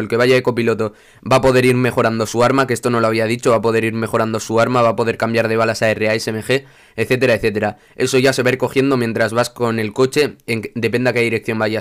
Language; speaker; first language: Spanish; native; Spanish